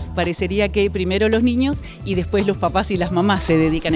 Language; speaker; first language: Spanish; native; Spanish